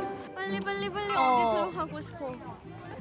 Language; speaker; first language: Korean; non-native, fluent; Thai